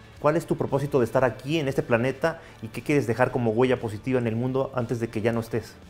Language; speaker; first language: Spanish; native; Spanish